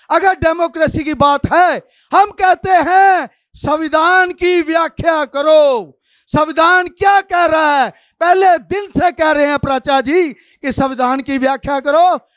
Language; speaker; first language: Hindi; non-native, local second language; Punjabi